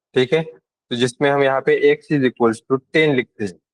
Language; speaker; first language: Hindi; non-native, local second language; Marathi